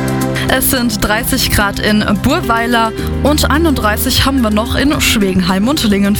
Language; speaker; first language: German; native; German